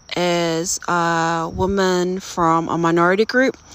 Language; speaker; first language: English; native; English